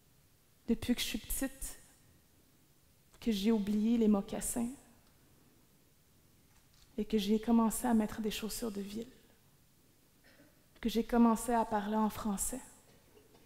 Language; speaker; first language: French; native; French